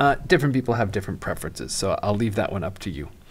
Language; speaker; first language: English; native; English